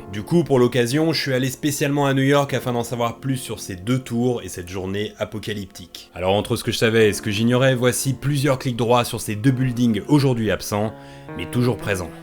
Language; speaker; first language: French; native; French